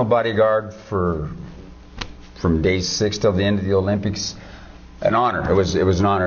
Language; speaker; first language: English; native; English